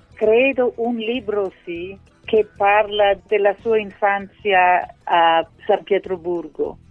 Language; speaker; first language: Italian; non-native, fluent; German